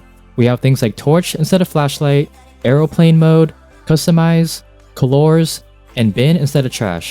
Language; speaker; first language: English; native; English